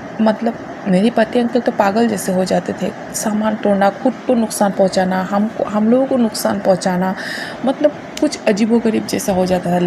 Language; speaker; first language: Hindi; non-native, local second language; Bangla